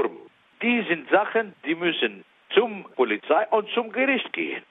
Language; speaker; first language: German; non-native, learner; Arabic